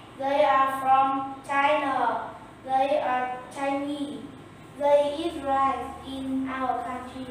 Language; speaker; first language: English; non-native, learner; Vietnamese